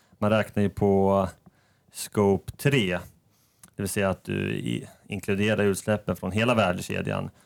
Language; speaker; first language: Swedish; native; Swedish